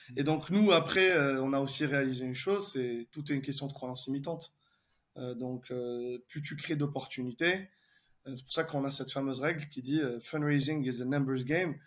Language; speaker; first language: French; non-native, local second language; Arabic